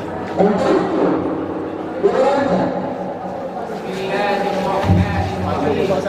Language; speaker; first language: Arabic; non-native, learner; Urdu